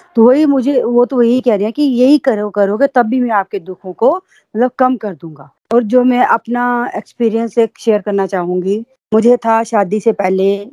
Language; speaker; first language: Hindi; native; Hindi